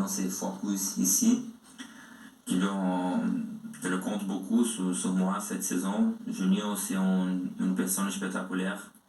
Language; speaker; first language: French; non-native, learner; Portuguese